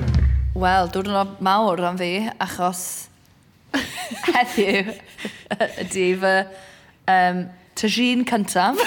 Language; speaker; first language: Welsh; non-native, learner; English